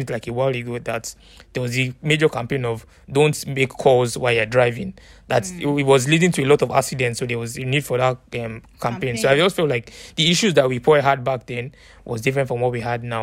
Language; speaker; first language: English; non-native, local second language; Yoruba